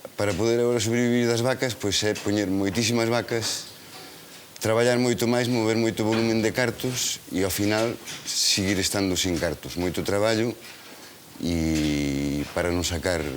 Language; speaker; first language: Galician; native; Galician